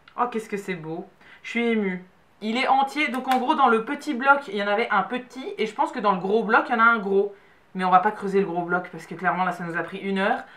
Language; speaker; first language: French; native; French